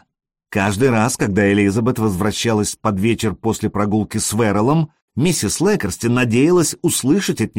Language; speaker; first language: Russian; native; Russian